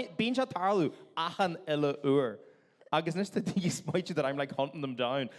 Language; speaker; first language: Irish; non-native, local second language; English